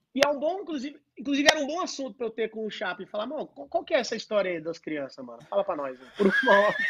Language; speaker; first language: Portuguese; native; Portuguese